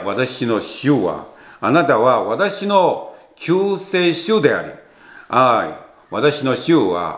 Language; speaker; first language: Japanese; non-native, learner; Chinese